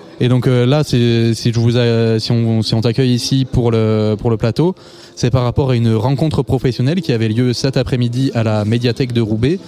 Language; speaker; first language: French; native; French